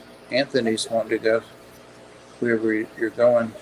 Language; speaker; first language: English; native; English